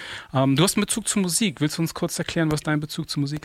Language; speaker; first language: German; native; German